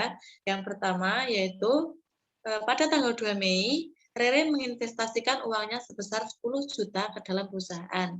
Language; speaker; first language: Indonesian; native; Indonesian